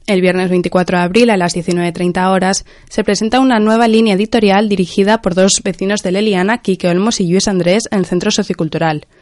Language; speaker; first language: Spanish; non-native, local second language; Catalan